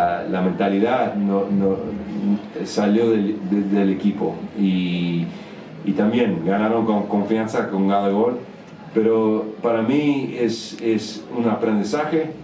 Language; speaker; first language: Spanish; early bilingual, heritage; English